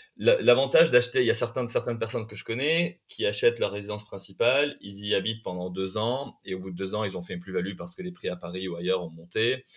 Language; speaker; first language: French; non-native, local second language; Arabic